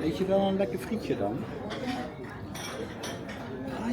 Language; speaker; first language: Dutch; native; Dutch